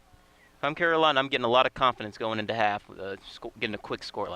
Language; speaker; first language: English; native; English